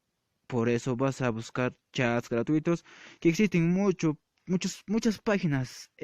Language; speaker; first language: Spanish; non-native, local second language; Quechua